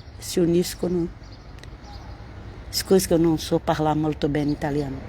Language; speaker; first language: Italian; non-native, learner; Portuguese